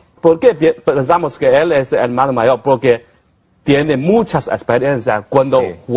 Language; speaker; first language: Spanish; non-native, fluent; Chinese